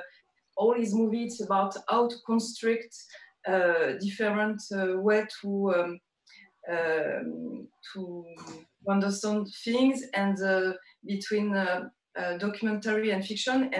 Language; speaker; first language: English; non-native, learner; French